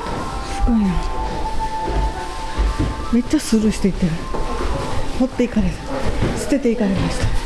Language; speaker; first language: Japanese; native; Japanese